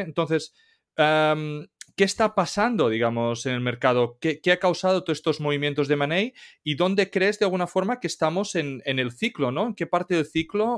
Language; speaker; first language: Spanish; native; Spanish